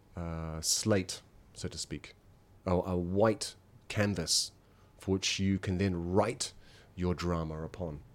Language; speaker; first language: English; native; English